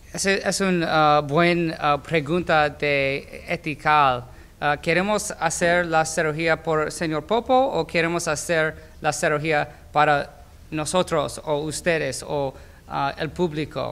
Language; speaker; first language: Spanish; non-native, learner; English